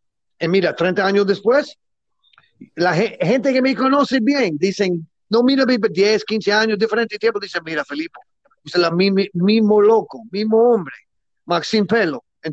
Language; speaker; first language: Spanish; non-native, learner; English